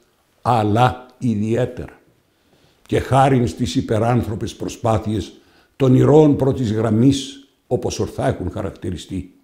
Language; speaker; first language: Greek; native; Greek